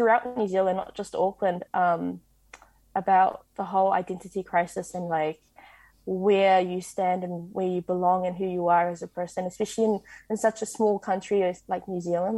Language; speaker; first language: English; native; English